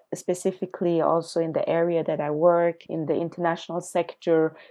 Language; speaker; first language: English; early bilingual, other home language; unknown